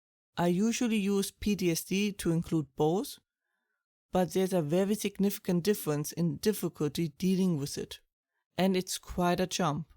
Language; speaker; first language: English; non-native, fluent; German